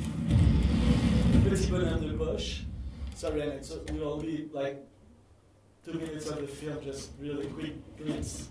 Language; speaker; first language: English; non-native, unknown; French